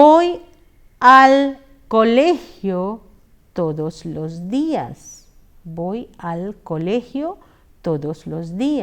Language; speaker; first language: Spanish; non-native, fluent; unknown